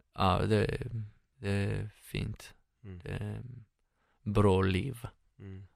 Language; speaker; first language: Swedish; non-native, fluent; Russian